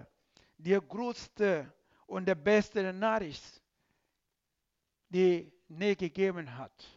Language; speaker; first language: German; non-native, learner; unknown